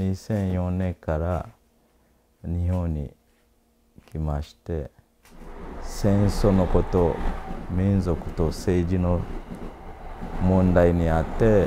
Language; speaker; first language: Japanese; non-native, learner; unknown